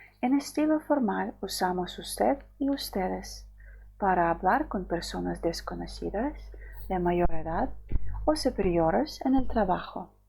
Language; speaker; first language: Spanish; non-native, fluent; Ukrainian